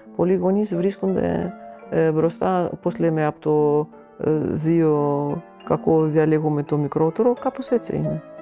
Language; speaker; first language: Greek; non-native, fluent; Russian